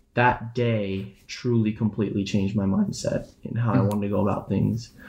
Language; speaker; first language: English; native; English